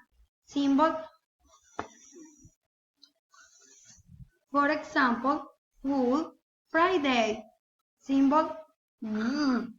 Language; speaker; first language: English; non-native, learner; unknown